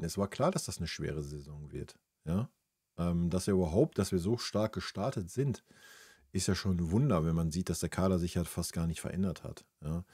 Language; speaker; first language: German; native; German